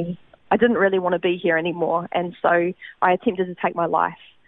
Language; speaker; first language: English; native; English